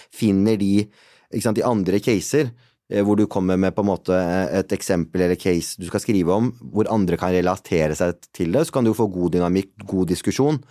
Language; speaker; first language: Norwegian; early bilingual, other home language; Punjabi